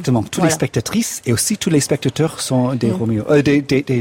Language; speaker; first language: French; non-native, fluent; English